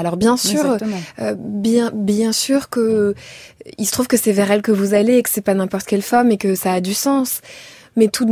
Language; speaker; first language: French; native; French